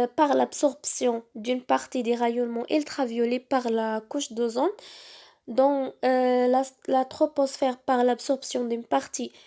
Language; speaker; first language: French; non-native, local second language; Arabic